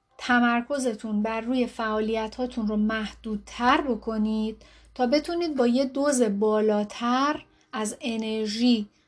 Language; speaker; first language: Persian; native; Persian